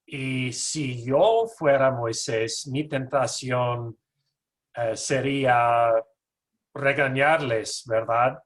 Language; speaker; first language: Spanish; non-native, fluent; English